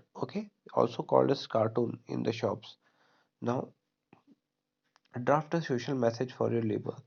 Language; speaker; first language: English; non-native, local second language; Hindi